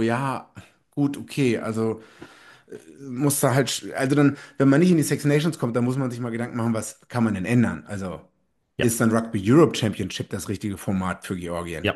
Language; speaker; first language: German; native; German